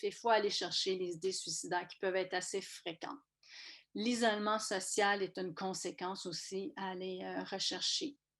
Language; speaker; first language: French; native; French